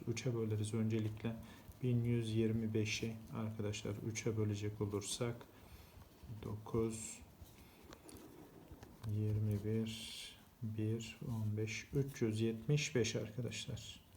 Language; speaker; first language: Turkish; native; Turkish